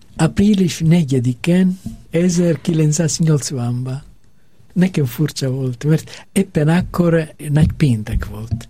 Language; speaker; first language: Hungarian; non-native, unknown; Italian